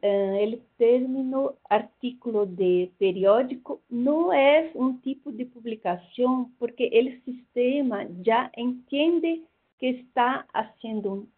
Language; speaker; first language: Spanish; non-native, fluent; Portuguese